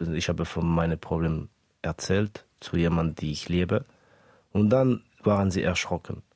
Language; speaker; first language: German; early bilingual, other home language; Estonian